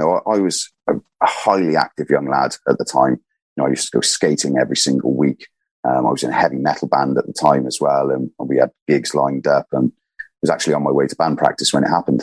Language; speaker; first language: English; native; English